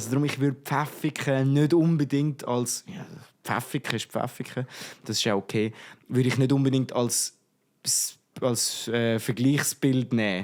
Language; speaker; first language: German; native; German